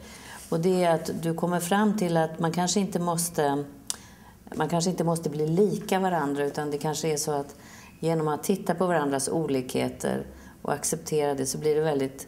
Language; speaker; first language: Swedish; native; Swedish